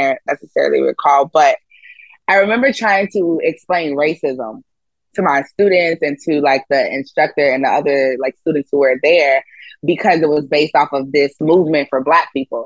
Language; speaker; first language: English; native; English